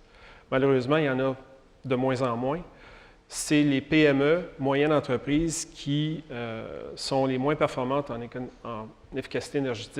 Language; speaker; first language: French; native; French